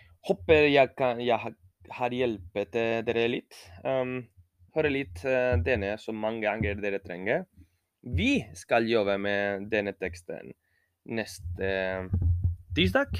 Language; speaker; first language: Norwegian; non-native, fluent; Spanish